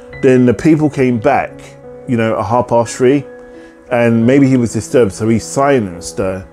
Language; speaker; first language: English; native; English